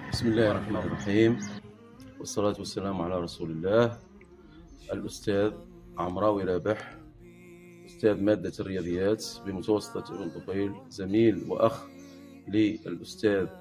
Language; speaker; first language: Arabic; native; Arabic